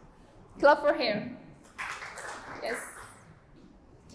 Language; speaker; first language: English; non-native, learner; Arabic